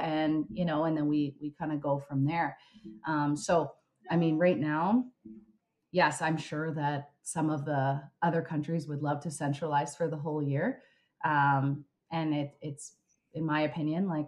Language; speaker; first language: English; native; English